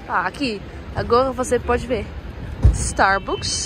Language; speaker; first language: Portuguese; non-native, learner; Dutch